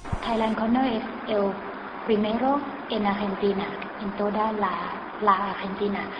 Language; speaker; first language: Spanish; non-native, learner; Thai